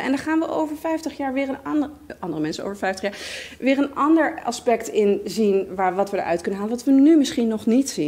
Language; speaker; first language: Dutch; native; Dutch